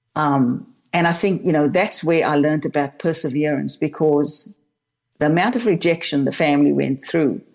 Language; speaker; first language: English; native; English